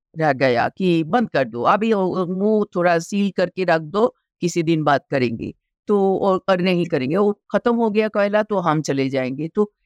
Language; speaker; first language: Hindi; non-native, local second language; Bangla